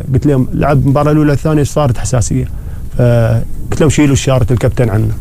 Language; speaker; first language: Arabic; native; Arabic